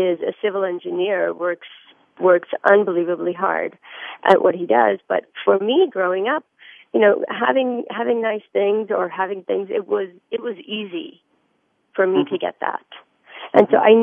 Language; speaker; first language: English; early bilingual, other home language; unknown